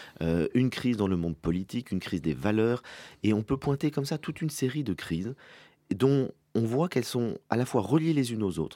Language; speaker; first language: French; native; French